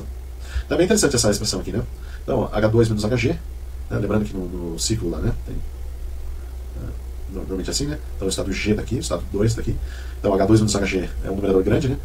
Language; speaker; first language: Portuguese; native; Portuguese